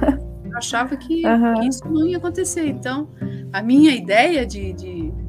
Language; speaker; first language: Portuguese; early bilingual, other home language; Spanish